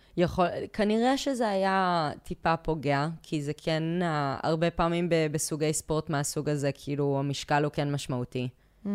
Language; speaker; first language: Hebrew; early bilingual, other home language; English